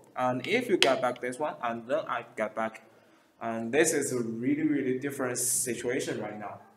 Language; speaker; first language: English; non-native, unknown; Chinese